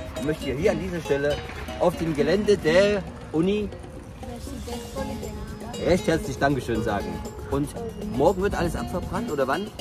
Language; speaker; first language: German; native; German